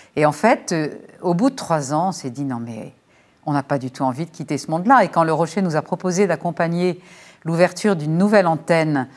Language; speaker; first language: French; native; French